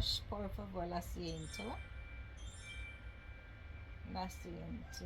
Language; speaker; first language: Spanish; non-native, learner; English